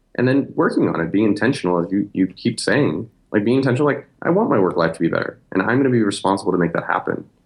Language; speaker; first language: English; native; English